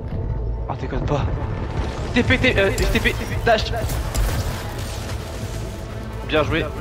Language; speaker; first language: French; native; French